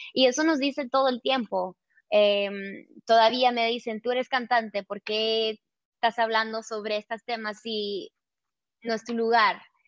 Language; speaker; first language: Spanish; early bilingual, heritage; Spanish